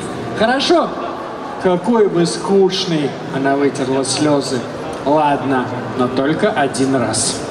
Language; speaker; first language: Russian; native; Russian